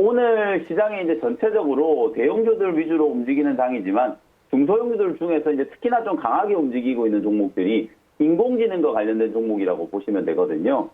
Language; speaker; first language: Korean; native; Korean